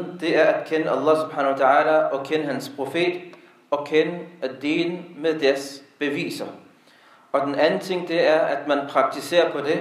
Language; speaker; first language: Danish; non-native, local second language; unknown